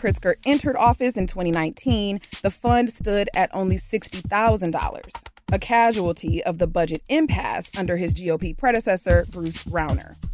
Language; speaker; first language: English; native; English